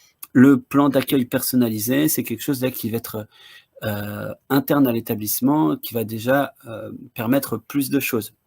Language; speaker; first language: French; native; French